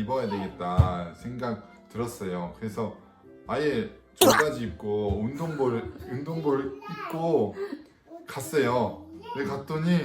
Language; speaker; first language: Korean; non-native, fluent; French